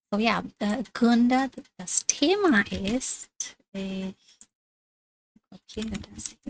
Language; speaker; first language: German; non-native, fluent; English